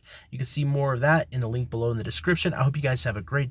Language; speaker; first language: English; native; English